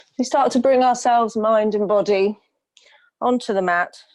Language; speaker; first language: English; native; English